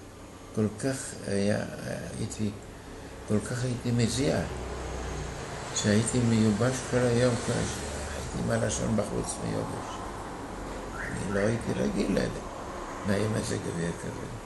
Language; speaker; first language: Hebrew; non-native, fluent; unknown